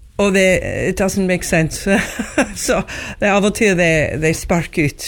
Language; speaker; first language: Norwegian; non-native, learner; English